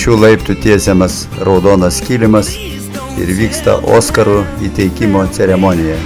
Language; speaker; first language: Lithuanian; native; Lithuanian